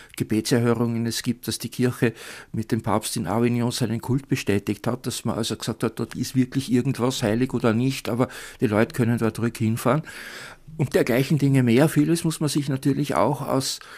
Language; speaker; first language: German; native; German